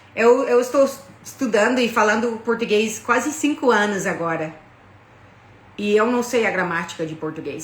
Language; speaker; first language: Portuguese; non-native, fluent; English